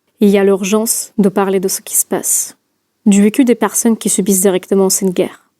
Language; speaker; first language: French; non-native, fluent; Russian